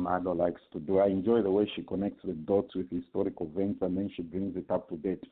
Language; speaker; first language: English; non-native, local second language; Bemba